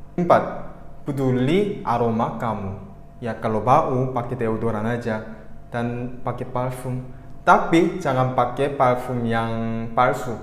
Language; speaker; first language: Indonesian; early bilingual, other home language; Korean